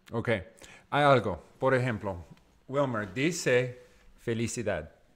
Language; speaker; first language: Spanish; non-native, learner; English